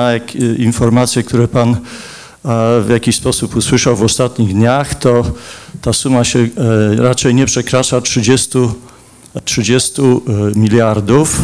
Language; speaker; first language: Polish; native; Polish